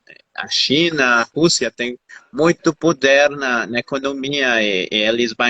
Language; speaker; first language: Portuguese; non-native, fluent; Spanish